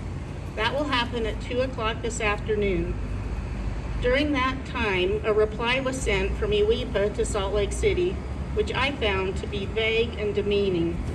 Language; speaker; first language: English; native; English